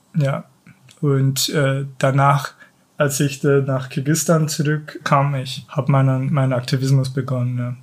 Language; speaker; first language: German; non-native, fluent; Kyrgyz